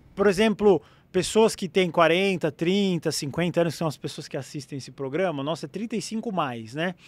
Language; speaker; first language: Portuguese; native; Portuguese